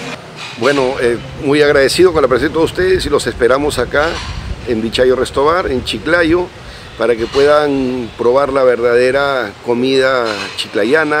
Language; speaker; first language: Spanish; native; Spanish